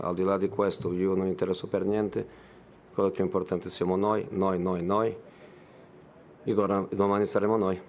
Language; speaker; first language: Italian; non-native, fluent; Portuguese